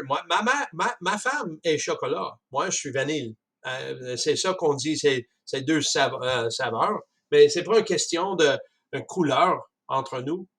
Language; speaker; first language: French; non-native, fluent; English